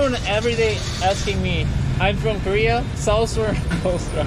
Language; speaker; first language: English; non-native, learner; Korean